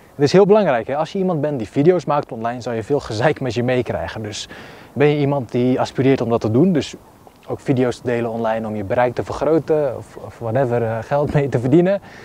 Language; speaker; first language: Dutch; early bilingual, other home language; Bosnian